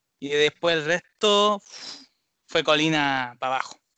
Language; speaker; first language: Spanish; non-native, learner; Japanese